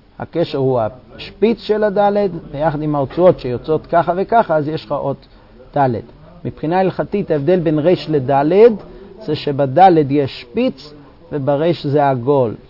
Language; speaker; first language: Hebrew; non-native, fluent; English